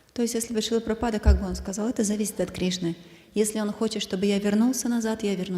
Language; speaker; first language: Russian; native; Russian